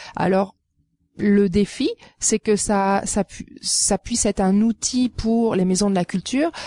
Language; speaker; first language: French; native; French